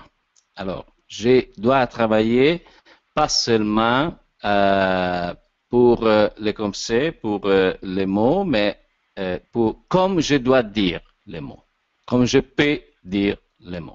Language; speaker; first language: French; non-native, learner; Italian